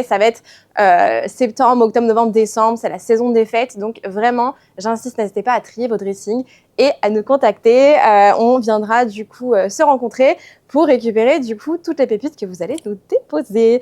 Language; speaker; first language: French; native; French